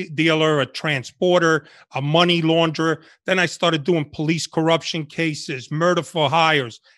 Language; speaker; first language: English; early bilingual, other home language; Spanish